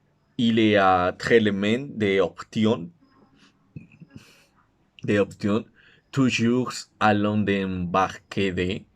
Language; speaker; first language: French; non-native, learner; Spanish